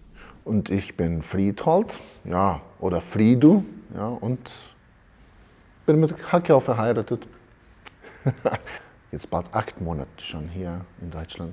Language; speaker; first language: German; early bilingual, heritage; German